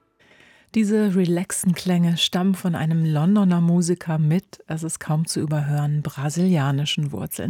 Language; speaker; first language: German; native; German